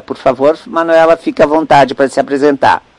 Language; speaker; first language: Portuguese; native; Portuguese